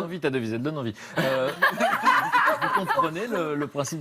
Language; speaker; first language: French; native; French